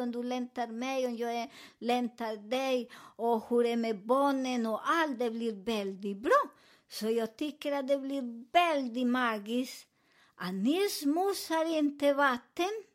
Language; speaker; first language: Swedish; non-native, learner; Spanish